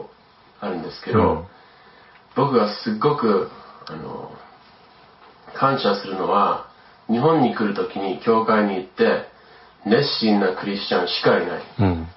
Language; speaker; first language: Japanese; early bilingual, other home language; English